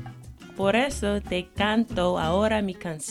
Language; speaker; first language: Spanish; non-native, fluent; English